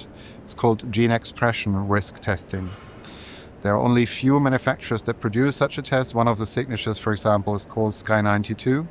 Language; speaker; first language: English; non-native, fluent; German